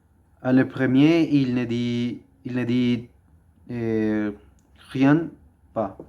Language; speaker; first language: French; non-native, learner; Spanish